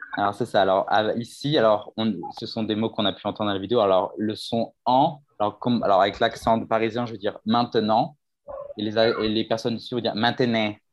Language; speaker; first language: French; native; French